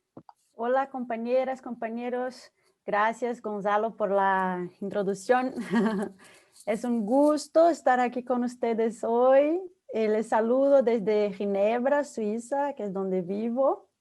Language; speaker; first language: Spanish; non-native, fluent; Portuguese